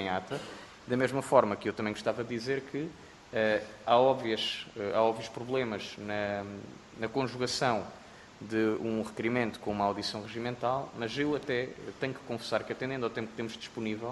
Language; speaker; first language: Portuguese; native; Portuguese